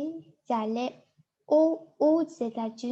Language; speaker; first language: French; non-native, learner; Chinese